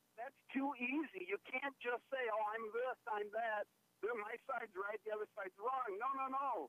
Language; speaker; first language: English; native; English